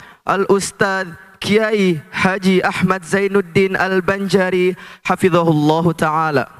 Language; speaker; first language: Arabic; non-native, learner; Indonesian